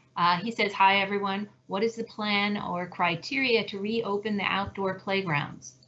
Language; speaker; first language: English; native; English